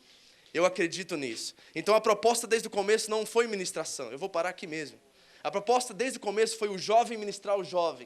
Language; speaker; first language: Portuguese; native; Portuguese